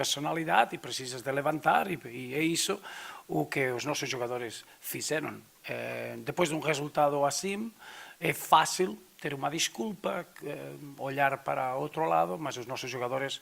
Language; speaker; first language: Portuguese; non-native, fluent; Spanish